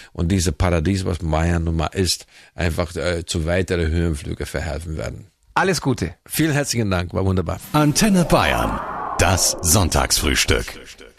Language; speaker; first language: German; non-native, fluent; Hungarian